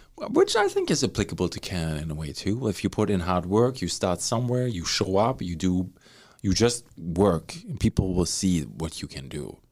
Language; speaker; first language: English; non-native, fluent; German